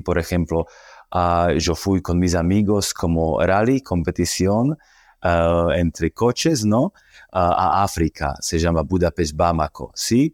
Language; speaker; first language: Spanish; non-native, fluent; Slovak